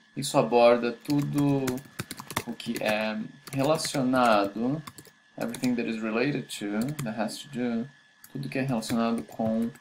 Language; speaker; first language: Portuguese; native; Portuguese